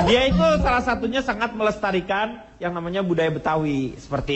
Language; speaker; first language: Indonesian; native; Indonesian